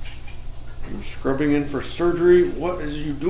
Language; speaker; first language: English; native; English